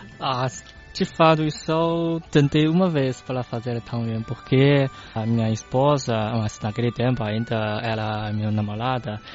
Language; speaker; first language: Portuguese; non-native, learner; Chinese